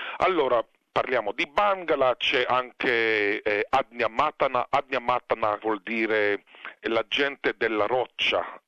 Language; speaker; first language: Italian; non-native, fluent; Hebrew